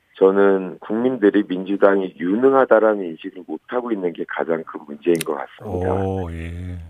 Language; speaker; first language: Korean; native; Korean